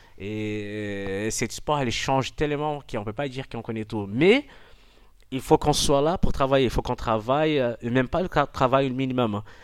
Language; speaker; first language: French; non-native, fluent; Portuguese